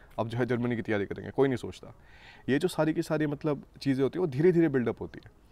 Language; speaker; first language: Hindi; native; Hindi